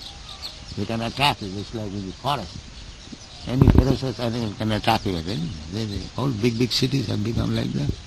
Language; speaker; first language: English; non-native, local second language; Bangla